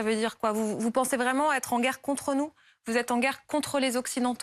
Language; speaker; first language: French; native; French